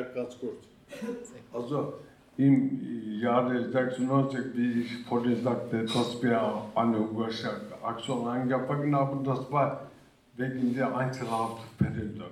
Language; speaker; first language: German; early bilingual, other home language; Turkish